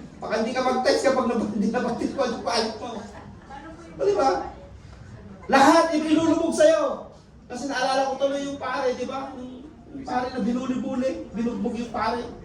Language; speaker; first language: Filipino; non-native, local second language; Iloko